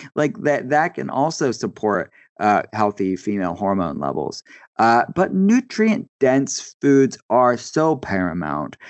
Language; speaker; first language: English; native; English